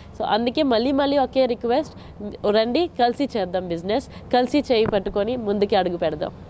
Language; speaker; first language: Telugu; non-native, local second language; Hindi